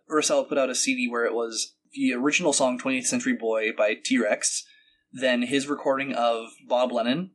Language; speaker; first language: English; native; English